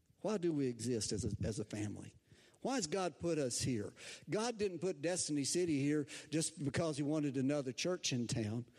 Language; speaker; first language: English; native; English